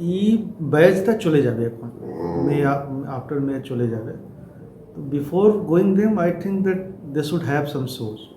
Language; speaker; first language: Bangla; non-native, learner; Hindi